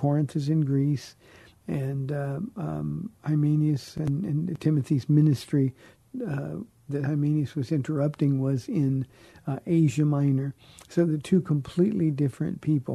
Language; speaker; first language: English; native; English